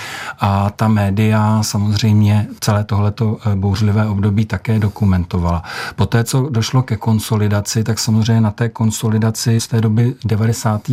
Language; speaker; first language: Czech; native; Czech